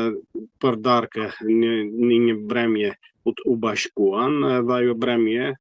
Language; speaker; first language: Albanian; non-native, fluent; Turkish